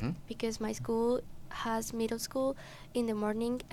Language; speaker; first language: English; non-native, learner; Spanish